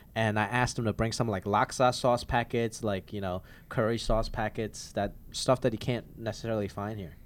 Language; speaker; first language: English; non-native, local second language; Cantonese